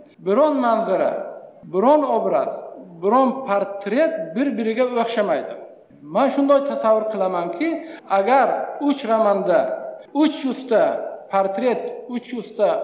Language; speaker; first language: Uzbek; non-native, fluent; Tajik